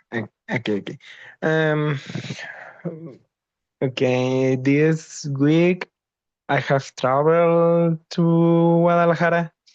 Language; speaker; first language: English; non-native, learner; Spanish